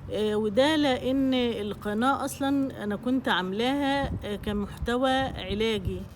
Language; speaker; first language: Arabic; native; Arabic